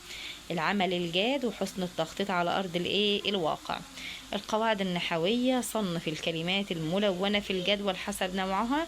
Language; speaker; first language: Arabic; native; Arabic